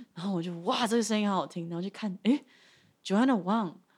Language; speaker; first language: Chinese; non-native, local second language; Min Nan Chinese